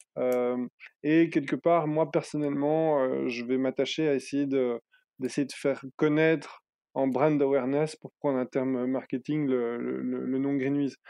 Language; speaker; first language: French; native; French